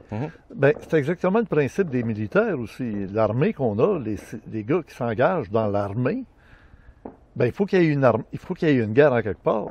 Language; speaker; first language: French; native; French